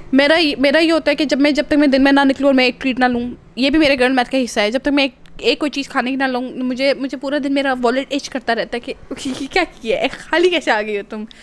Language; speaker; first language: Urdu; native; Urdu